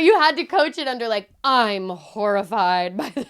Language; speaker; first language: English; native; English